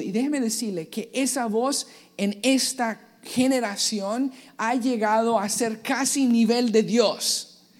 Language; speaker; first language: Spanish; native; Spanish